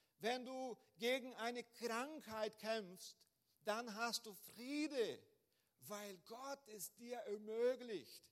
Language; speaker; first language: German; non-native, fluent; Portuguese